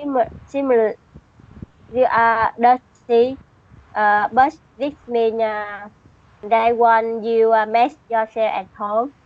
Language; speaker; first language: English; non-native, learner; Vietnamese